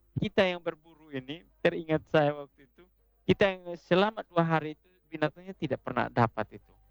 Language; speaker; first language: Indonesian; non-native, local second language; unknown